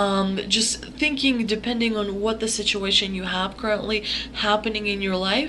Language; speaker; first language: English; native; English